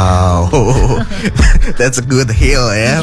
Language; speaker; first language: English; non-native, local second language; Indonesian